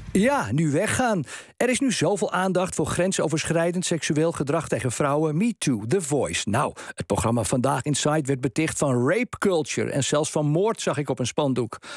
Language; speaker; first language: Dutch; native; Dutch